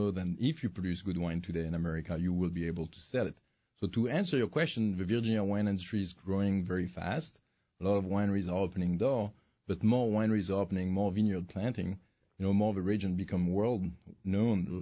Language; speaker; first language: English; non-native, fluent; French